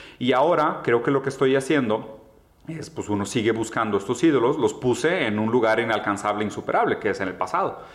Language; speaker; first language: Spanish; early bilingual, other home language; Portuguese